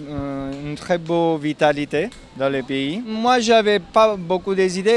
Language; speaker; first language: French; non-native, fluent; Italian